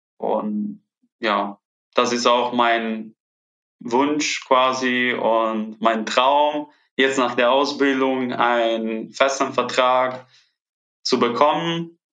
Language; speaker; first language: German; non-native, fluent; Italian